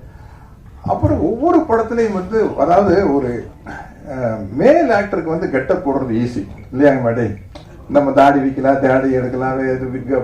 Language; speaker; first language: Tamil; native; Tamil